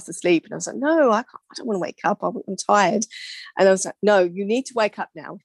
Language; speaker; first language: English; native; English